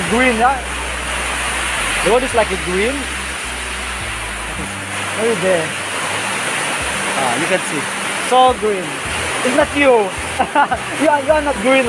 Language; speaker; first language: English; non-native, learner; Indonesian